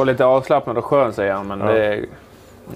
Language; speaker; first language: Swedish; native; Swedish